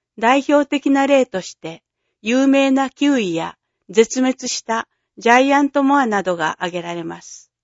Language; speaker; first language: Japanese; native; Japanese